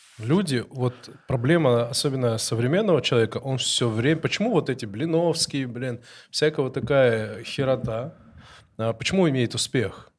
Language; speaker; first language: Russian; non-native, local second language; Ossetic